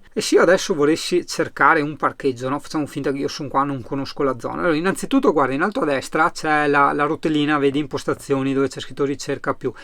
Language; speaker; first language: Italian; native; Italian